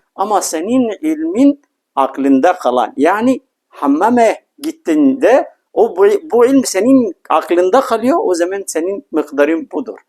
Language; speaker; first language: Turkish; non-native, fluent; Arabic